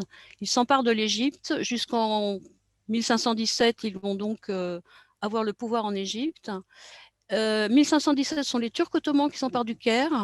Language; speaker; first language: French; native; French